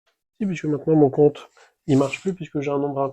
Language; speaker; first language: French; native; French